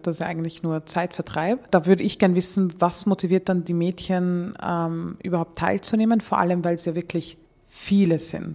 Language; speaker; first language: German; early bilingual, other home language; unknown